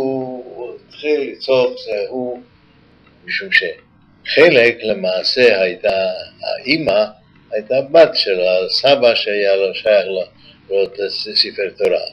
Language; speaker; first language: Hebrew; non-native, fluent; Yiddish